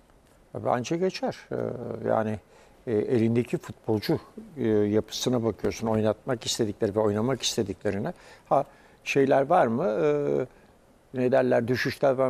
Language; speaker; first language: Turkish; native; Turkish